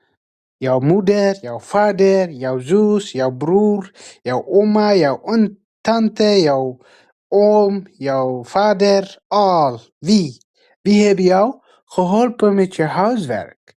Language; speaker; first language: Dutch; non-native, learner; Tigrinya